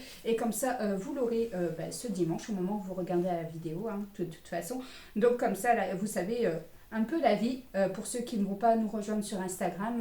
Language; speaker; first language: French; native; French